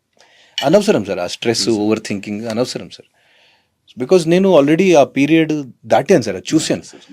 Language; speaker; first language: Telugu; non-native, fluent; Hindi